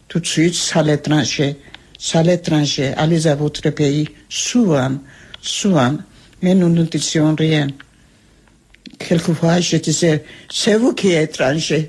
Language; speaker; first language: French; non-native, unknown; Armenian